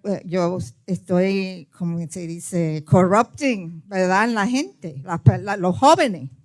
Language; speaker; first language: Spanish; early bilingual, heritage; Spanish